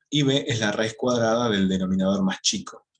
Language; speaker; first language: Spanish; native; Spanish